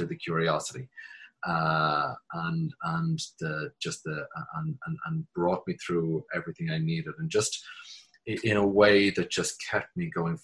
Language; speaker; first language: English; native; English